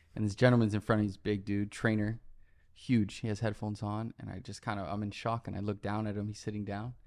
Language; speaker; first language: English; native; English